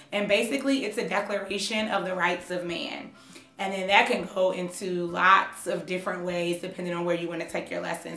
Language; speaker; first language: English; native; English